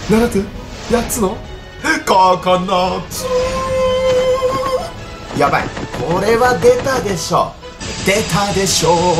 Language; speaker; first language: Japanese; native; Japanese